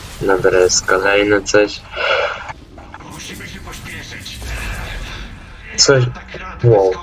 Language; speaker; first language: Polish; native; Polish